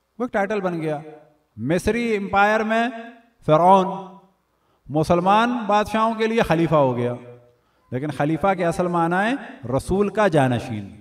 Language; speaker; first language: Urdu; native; Urdu